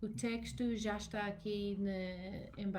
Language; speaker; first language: Portuguese; non-native, learner; English